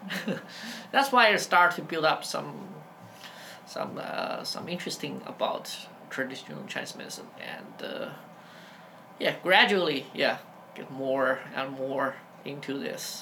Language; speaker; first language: English; non-native, fluent; Chinese